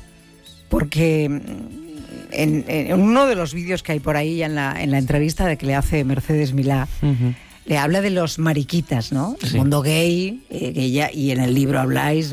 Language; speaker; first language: Spanish; native; Spanish